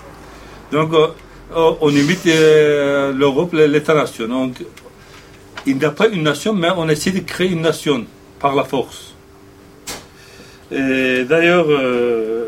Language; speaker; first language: French; non-native, fluent; Kurdish